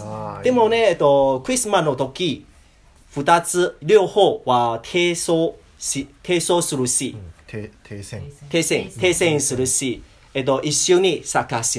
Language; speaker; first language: Japanese; non-native, learner; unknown